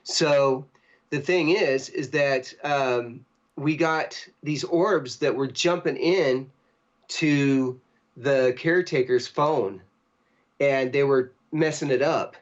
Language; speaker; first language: English; native; English